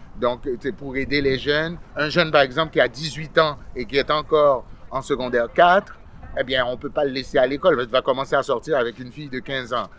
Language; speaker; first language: French; early bilingual, other home language; Haitian Creole